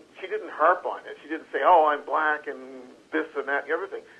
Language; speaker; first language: English; native; English